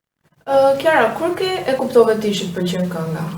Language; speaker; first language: Albanian; native; Albanian